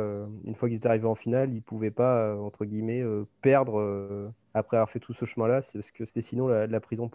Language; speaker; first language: French; native; French